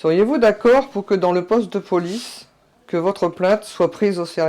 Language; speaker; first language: French; native; French